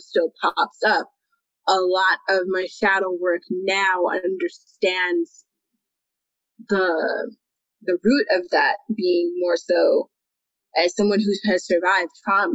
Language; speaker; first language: English; native; English